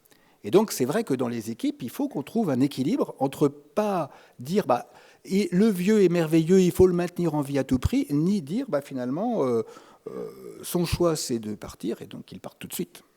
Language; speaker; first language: French; native; French